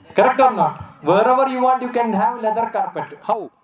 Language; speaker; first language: English; non-native, local second language; Malayalam